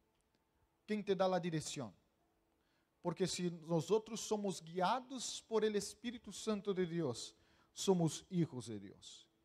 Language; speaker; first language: Spanish; non-native, fluent; Portuguese